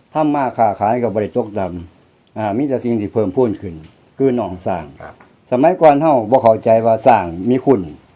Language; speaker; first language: Thai; native; Thai